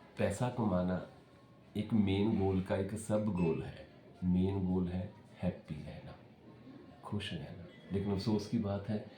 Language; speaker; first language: Hindi; non-native, local second language; Punjabi